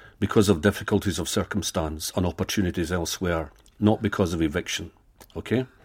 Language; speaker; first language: English; native; English